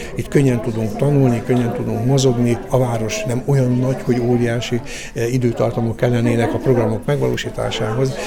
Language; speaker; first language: Hungarian; native; Hungarian